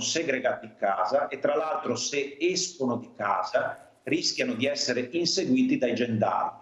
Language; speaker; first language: Italian; native; Italian